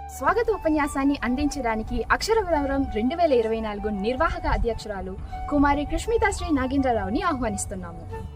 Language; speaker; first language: Telugu; early bilingual, heritage; Telugu